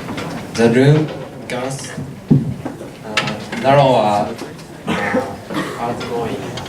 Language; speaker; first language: English; non-native, learner; Japanese